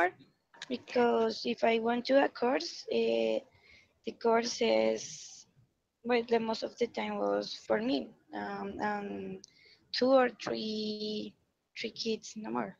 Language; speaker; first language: English; non-native, learner; Spanish